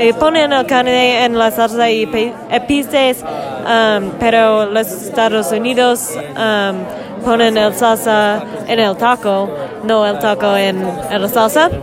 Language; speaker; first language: Spanish; non-native, learner; English